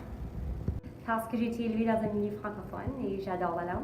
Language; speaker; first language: French; native; French